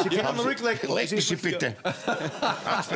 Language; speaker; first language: German; native; German